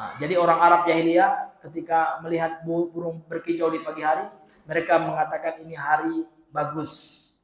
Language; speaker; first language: Indonesian; non-native, local second language; Minangkabau